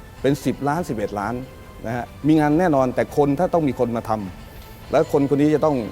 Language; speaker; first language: Thai; native; Thai